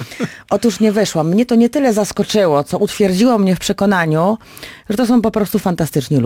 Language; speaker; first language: Polish; native; Polish